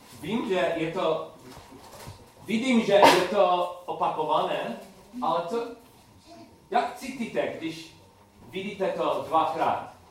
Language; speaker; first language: Czech; non-native, learner; English